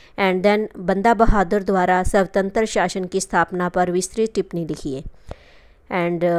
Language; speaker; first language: Hindi; non-native, local second language; Punjabi